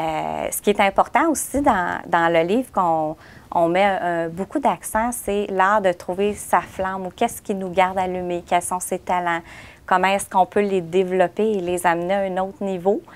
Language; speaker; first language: French; native; French